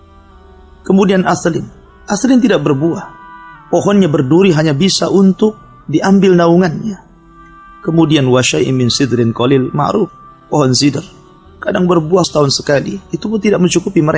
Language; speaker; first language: Indonesian; native; Indonesian